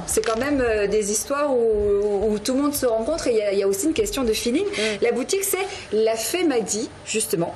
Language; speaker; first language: French; native; French